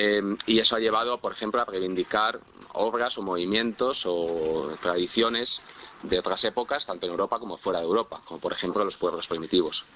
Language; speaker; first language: Spanish; native; Spanish